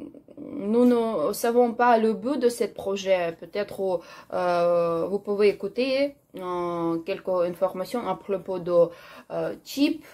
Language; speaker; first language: French; non-native, learner; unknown